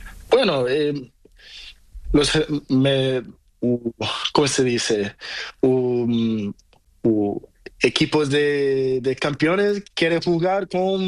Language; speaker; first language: Spanish; non-native, learner; Portuguese